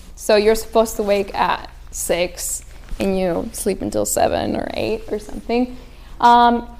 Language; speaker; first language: English; early bilingual, other home language; Spanish